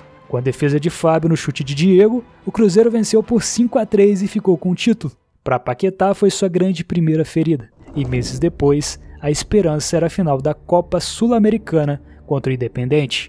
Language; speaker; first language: Portuguese; native; Portuguese